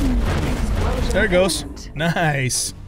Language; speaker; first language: English; native; English